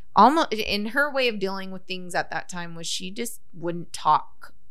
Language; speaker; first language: English; native; English